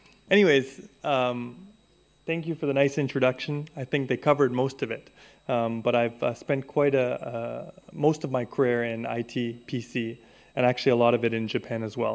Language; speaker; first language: English; native; English